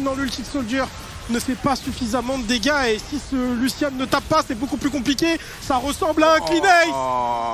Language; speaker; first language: French; native; French